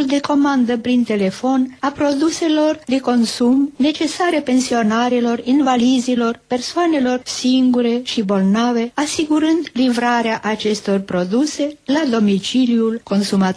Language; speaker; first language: Romanian; native; Romanian